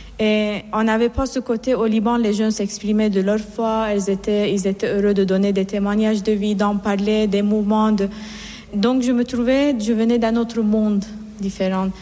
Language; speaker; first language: French; non-native, fluent; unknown